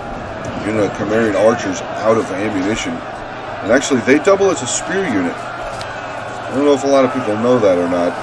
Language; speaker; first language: English; native; English